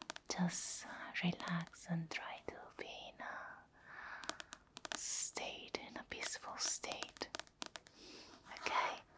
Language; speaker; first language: English; non-native, fluent; Italian